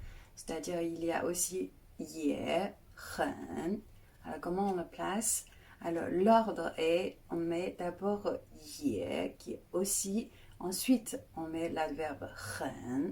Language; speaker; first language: French; non-native, fluent; Chinese